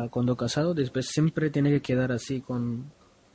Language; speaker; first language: Spanish; non-native, learner; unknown